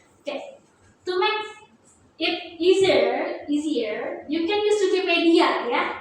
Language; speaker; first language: English; non-native, fluent; Indonesian